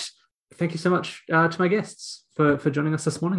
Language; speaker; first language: English; native; English